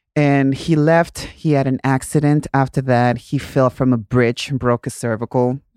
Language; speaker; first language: English; non-native, fluent; Spanish